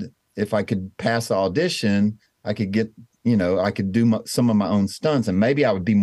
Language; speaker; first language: English; native; English